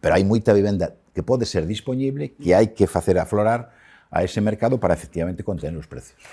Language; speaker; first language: Galician; non-native, local second language; Spanish